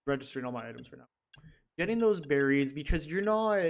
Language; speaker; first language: English; native; English